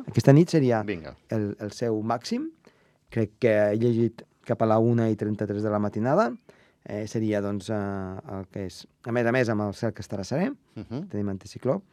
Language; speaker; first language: Catalan; native; Catalan